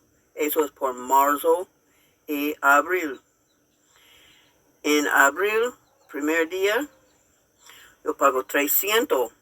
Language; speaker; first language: Spanish; non-native, learner; English